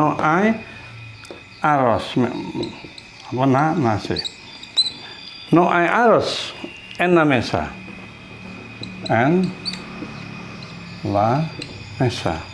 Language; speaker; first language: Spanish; non-native, fluent; Indonesian